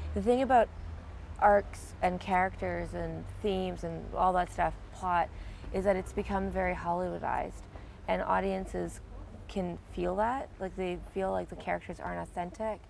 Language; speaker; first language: English; native; English